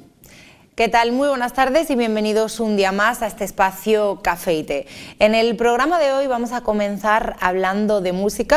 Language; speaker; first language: Spanish; native; Spanish